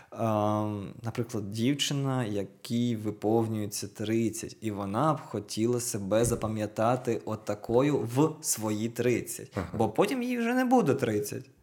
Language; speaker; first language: Ukrainian; non-native, local second language; Russian